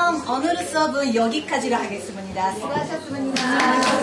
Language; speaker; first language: Korean; non-native, fluent; Japanese